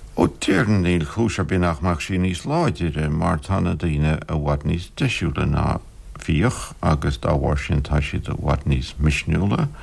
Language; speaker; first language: Irish; non-native, local second language; English